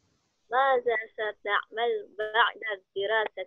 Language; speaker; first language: Arabic; non-native, learner; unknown